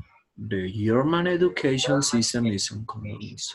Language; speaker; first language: English; non-native, learner; Spanish